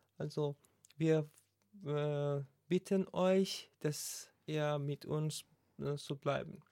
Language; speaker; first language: German; non-native, learner; Persian